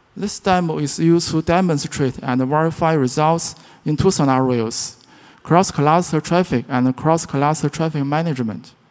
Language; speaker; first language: English; non-native, learner; Chinese